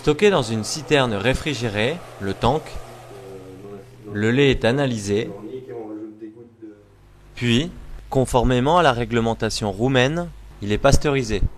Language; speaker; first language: French; native; French